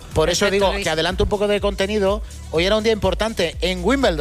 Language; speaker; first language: Spanish; native; Spanish